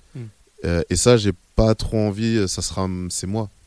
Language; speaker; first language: French; native; French